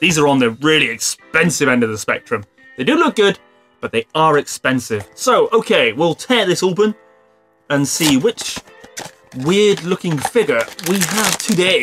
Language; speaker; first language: English; native; English